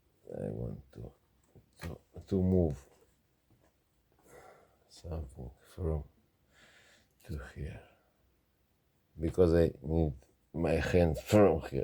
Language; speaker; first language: English; non-native, learner; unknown